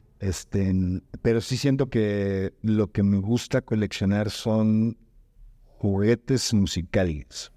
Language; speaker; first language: Spanish; native; Spanish